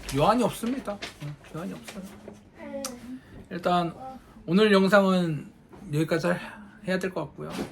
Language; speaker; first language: Korean; native; Korean